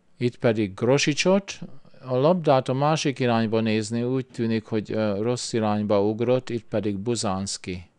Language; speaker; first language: Hungarian; early bilingual, heritage; Hungarian